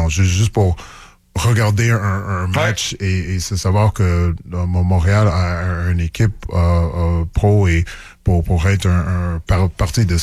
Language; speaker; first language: French; non-native, local second language; English